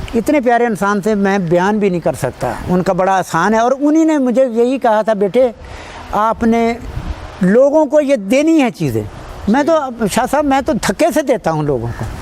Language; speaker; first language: Urdu; non-native, local second language; Punjabi